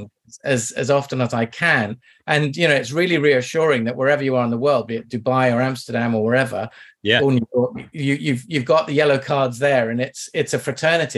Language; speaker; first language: English; native; English